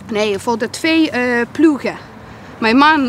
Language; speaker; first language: Dutch; non-native, learner; Polish